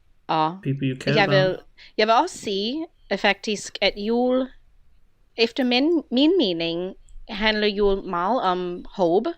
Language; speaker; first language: Danish; non-native, fluent; English